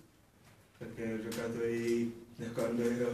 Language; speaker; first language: Italian; non-native, fluent; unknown